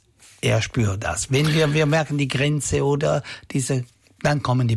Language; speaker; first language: German; non-native, fluent; Italian